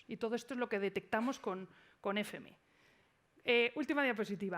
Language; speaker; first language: Spanish; native; Spanish